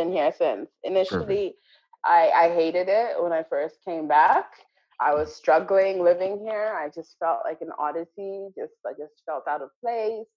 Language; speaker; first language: English; native; English